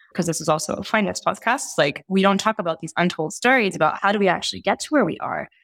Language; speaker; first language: English; early bilingual, heritage; Italian